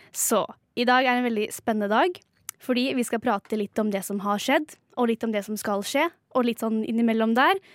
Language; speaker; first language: Norwegian; native; Norwegian